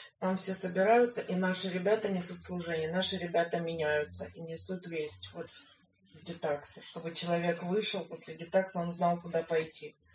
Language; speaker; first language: Russian; native; Russian